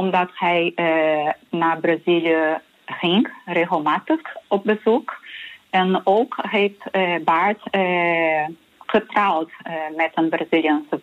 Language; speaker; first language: Dutch; non-native, fluent; Portuguese